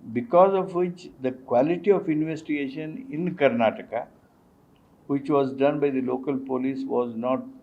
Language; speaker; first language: English; non-native, local second language; Kannada